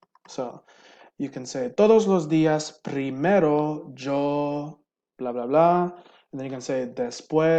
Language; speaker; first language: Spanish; non-native, fluent; English